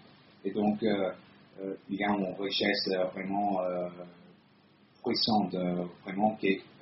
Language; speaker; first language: French; non-native, fluent; Italian